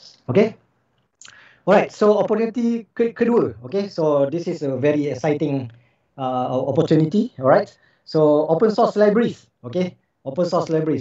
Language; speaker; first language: English; non-native, local second language; Malay